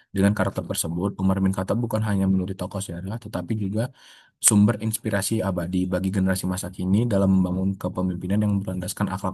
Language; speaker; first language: Indonesian; native; Indonesian